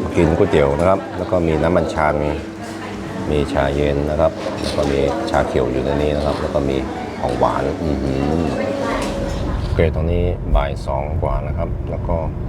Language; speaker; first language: Thai; non-native, fluent; Norwegian